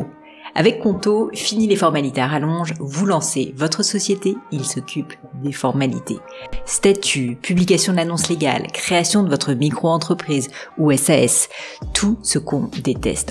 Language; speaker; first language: French; native; French